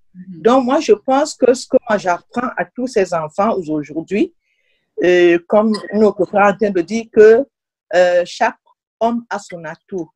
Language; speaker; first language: French; non-native, local second language; Duala